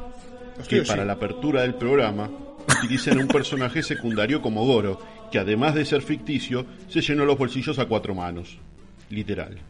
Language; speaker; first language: Spanish; native; Spanish